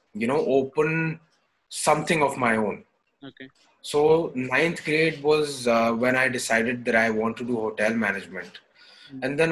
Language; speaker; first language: English; non-native, local second language; Hindi